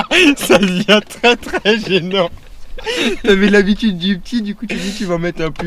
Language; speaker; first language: French; native; French